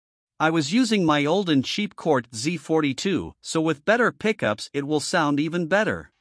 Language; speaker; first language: English; non-native, fluent; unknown